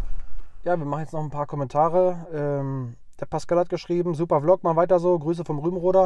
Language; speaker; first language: German; native; German